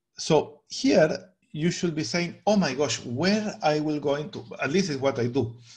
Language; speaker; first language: English; non-native, fluent; Spanish